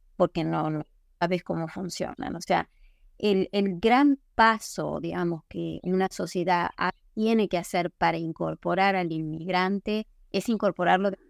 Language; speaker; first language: Spanish; native; Spanish